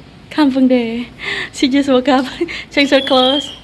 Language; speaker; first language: English; non-native, fluent; Javanese